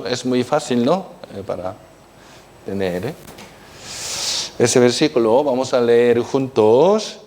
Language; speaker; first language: Spanish; non-native, fluent; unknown